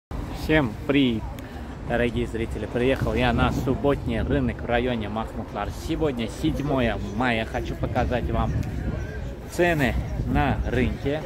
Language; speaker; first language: Russian; non-native, fluent; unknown